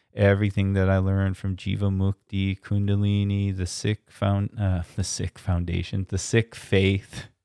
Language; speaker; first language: English; early bilingual, other home language; German